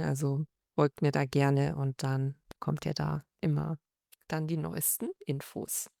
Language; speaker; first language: German; native; German